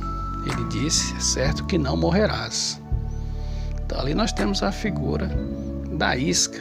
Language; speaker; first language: Portuguese; native; Portuguese